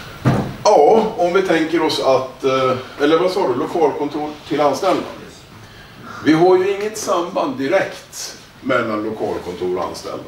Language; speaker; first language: Swedish; native; Swedish